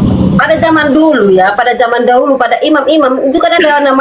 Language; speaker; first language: Indonesian; native; Indonesian